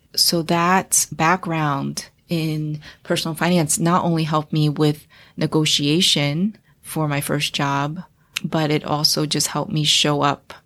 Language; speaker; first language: English; early bilingual, other home language; Chinese